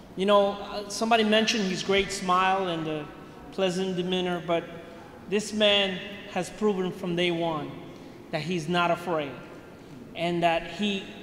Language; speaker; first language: English; non-native, fluent; Spanish